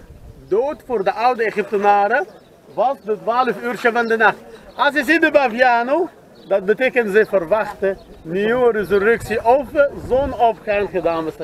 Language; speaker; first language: Dutch; non-native, learner; Arabic